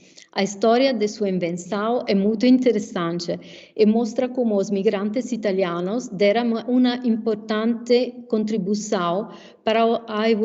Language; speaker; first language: Portuguese; non-native, fluent; Italian